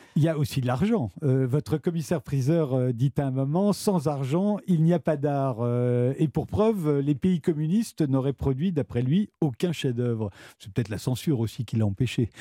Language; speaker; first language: French; native; French